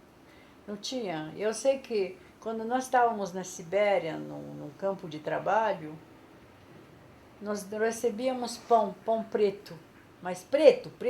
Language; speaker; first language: Portuguese; non-native, fluent; Polish